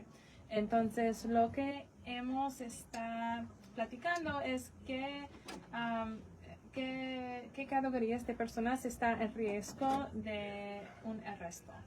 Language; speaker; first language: Spanish; non-native, fluent; English